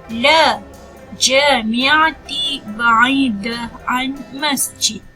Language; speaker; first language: Arabic; non-native, fluent; Malay